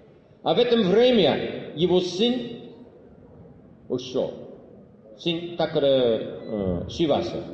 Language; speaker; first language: Russian; non-native, fluent; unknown